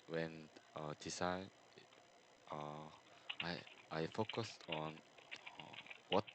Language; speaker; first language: English; non-native, learner; Korean